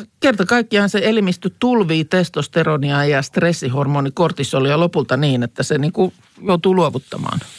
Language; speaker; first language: Finnish; native; Finnish